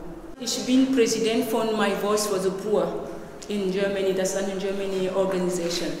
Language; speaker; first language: German; non-native, learner; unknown